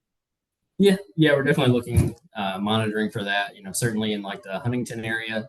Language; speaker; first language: English; native; English